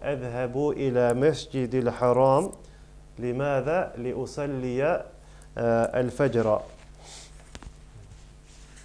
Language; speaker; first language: Arabic; non-native, fluent; English